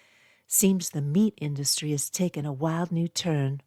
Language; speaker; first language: English; native; English